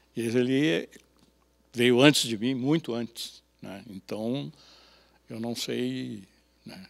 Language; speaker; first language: Portuguese; native; Portuguese